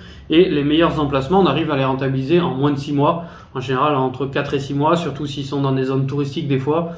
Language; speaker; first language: French; native; French